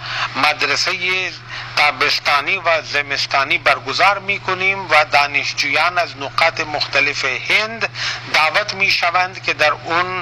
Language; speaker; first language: Persian; non-native, fluent; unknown